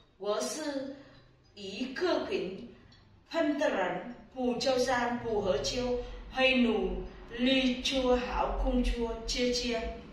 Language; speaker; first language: Chinese; non-native, learner; Vietnamese